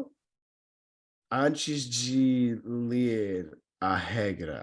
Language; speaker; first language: Portuguese; non-native, learner; English